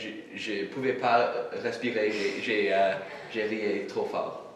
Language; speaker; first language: French; non-native, local second language; English